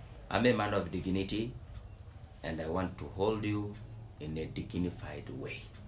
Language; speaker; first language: English; non-native, local second language; Swahili